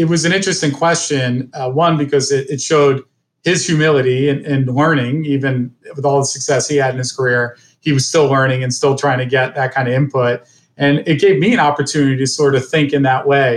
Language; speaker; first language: English; native; English